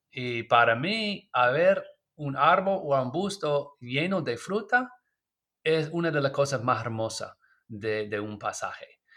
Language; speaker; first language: Spanish; non-native, learner; English